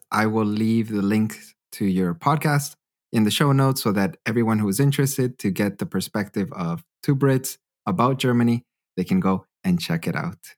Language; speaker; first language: English; native; English